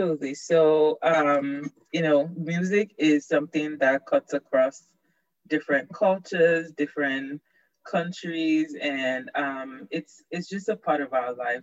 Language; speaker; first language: English; non-native, local second language; Yoruba